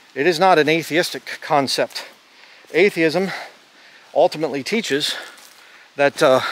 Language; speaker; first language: English; native; English